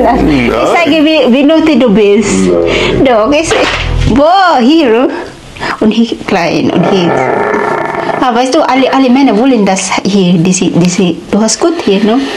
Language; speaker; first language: German; non-native, learner; Filipino